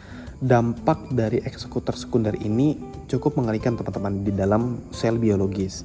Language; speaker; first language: Indonesian; native; Indonesian